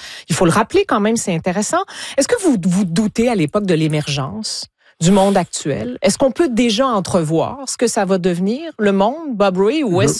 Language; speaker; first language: French; native; French